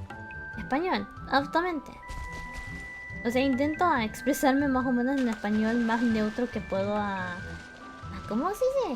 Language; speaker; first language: Spanish; early bilingual, heritage; Spanish